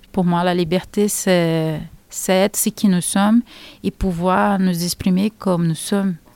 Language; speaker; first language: French; non-native, fluent; Portuguese